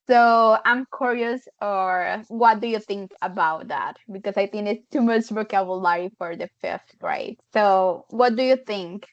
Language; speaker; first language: English; non-native, fluent; Spanish